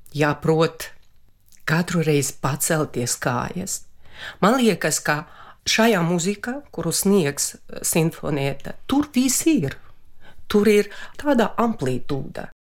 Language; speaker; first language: Latvian; non-native, local second language; Russian